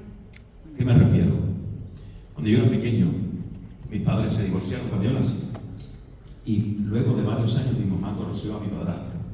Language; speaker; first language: Spanish; native; Spanish